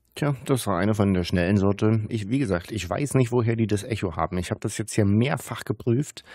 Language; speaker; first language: German; native; German